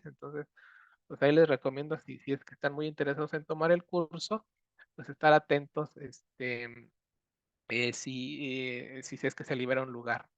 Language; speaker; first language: Spanish; native; Spanish